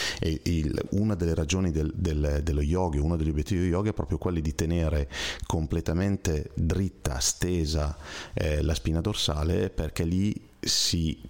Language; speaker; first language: Italian; native; Italian